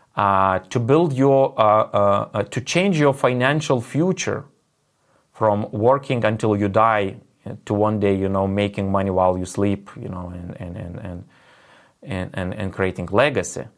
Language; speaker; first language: English; non-native, fluent; Lithuanian